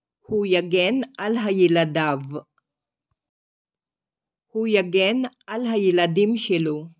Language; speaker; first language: Hebrew; non-native, learner; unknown